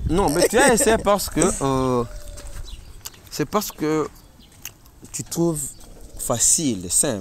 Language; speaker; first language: French; non-native, learner; Rundi